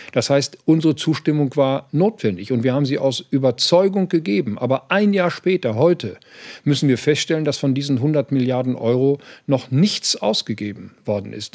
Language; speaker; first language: German; native; German